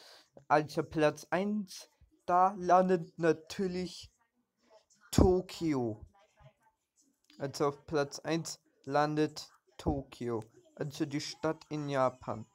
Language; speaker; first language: German; early bilingual, other home language; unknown